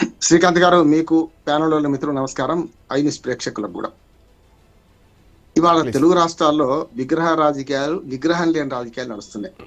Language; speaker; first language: Telugu; native; Telugu